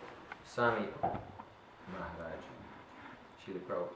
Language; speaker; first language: Russian; non-native, learner; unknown